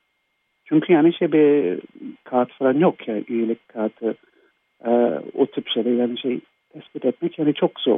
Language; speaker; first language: Turkish; non-native, fluent; English